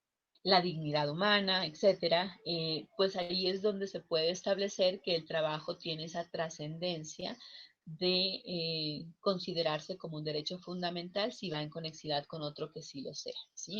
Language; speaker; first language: Spanish; native; Spanish